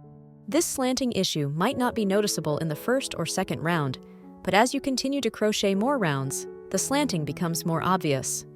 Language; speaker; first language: English; non-native, fluent; Chinese